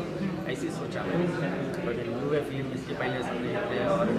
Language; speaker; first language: Hindi; non-native, local second language; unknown